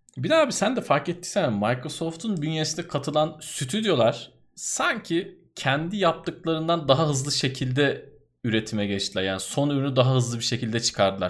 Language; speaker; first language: Turkish; native; Turkish